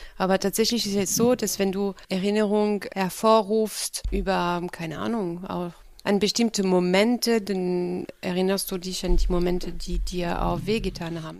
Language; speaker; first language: German; non-native, fluent; French